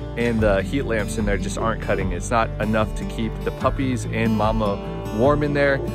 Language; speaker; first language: English; native; English